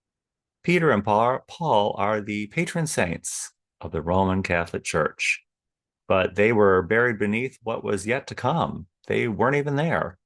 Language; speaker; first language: English; native; English